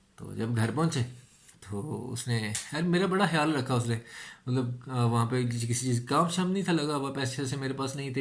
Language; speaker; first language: Urdu; non-native, local second language; Punjabi